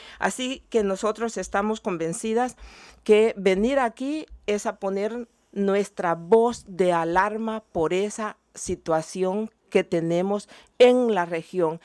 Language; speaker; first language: Spanish; native; Spanish